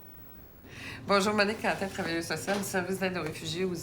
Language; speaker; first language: French; native; French